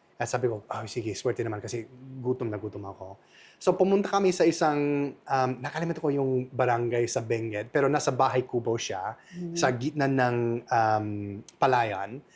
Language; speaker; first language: Filipino; non-native, fluent; English